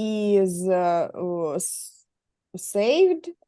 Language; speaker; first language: English; non-native, learner; Russian